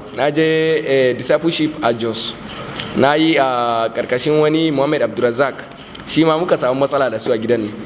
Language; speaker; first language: Hausa; non-native, local second language; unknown